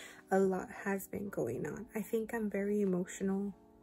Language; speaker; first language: English; early bilingual, other home language; Spanish